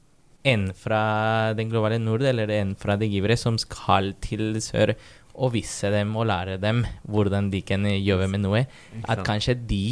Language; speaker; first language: Norwegian; non-native, fluent; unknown